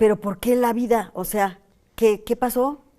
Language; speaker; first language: Spanish; native; Spanish